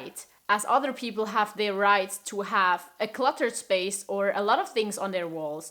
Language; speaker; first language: English; non-native, fluent; German